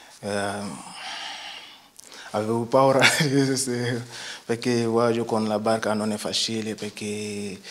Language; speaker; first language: Italian; non-native, learner; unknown